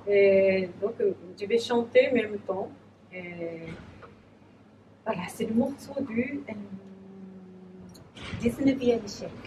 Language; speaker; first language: French; non-native, learner; Japanese